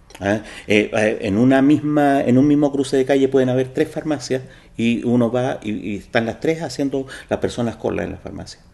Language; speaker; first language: Spanish; native; Spanish